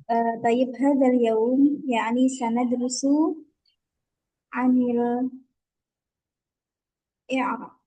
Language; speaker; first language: Arabic; non-native, fluent; Indonesian